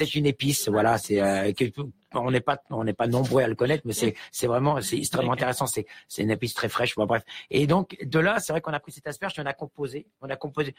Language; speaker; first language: French; native; French